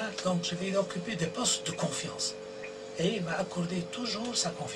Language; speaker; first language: French; non-native, local second language; Arabic